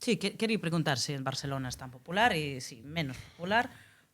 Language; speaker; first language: Spanish; non-native, fluent; Russian